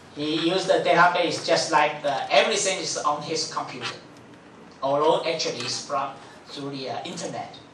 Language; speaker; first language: English; non-native, fluent; Chinese